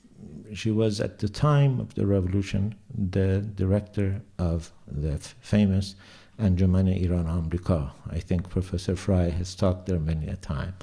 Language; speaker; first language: English; non-native, fluent; Persian